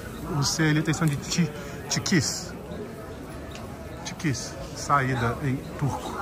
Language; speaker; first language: Portuguese; native; Portuguese